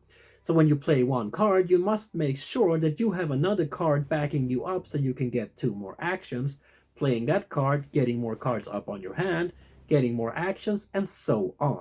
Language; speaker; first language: English; non-native, fluent; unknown